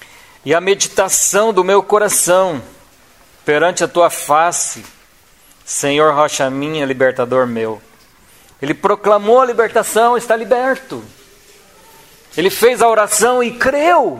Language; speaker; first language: Portuguese; native; Portuguese